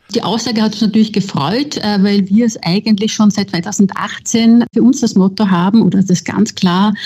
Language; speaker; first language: German; native; German